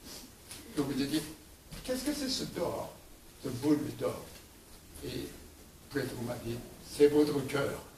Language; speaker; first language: French; non-native, learner; Japanese